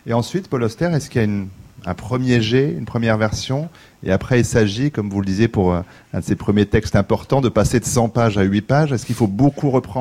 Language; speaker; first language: French; native; French